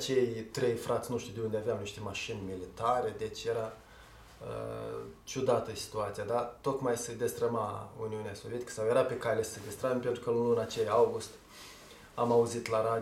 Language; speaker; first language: Romanian; native; Romanian